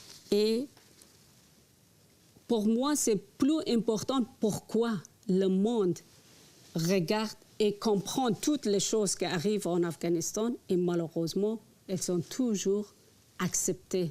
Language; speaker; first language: French; non-native, learner; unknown